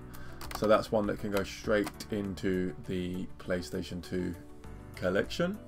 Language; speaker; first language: English; native; English